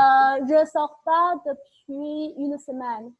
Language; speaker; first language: French; non-native, learner; Chinese